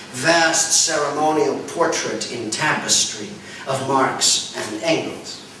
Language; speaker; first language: English; native; English